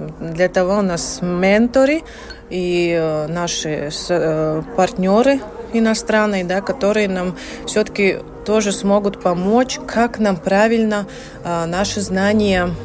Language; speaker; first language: Russian; non-native, local second language; Latvian